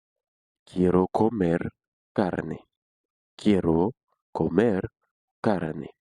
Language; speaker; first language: Spanish; non-native, fluent; Haitian Creole